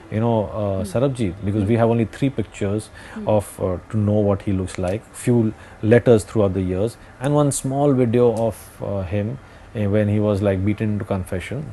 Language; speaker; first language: English; non-native, local second language; Hindi